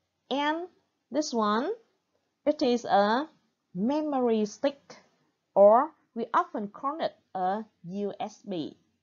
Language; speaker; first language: English; non-native, fluent; Vietnamese